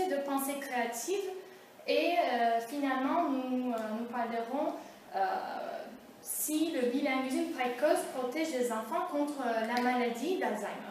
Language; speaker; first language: French; non-native, fluent; Turkish